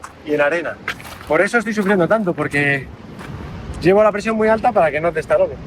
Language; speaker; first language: Spanish; native; Spanish